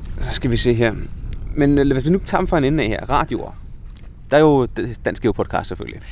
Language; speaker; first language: Danish; native; Danish